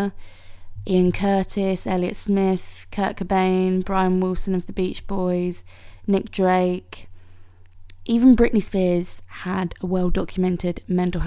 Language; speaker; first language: English; native; English